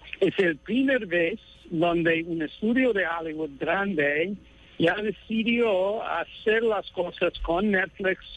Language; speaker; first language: Spanish; non-native, fluent; English